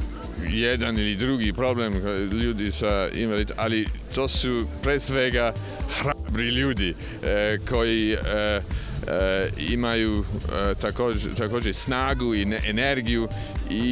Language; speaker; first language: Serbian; non-native, fluent; English